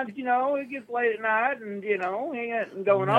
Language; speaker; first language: English; native; English